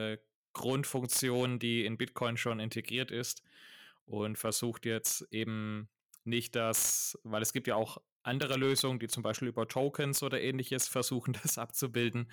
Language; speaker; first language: German; native; German